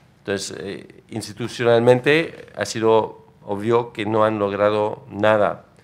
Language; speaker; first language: Spanish; non-native, fluent; French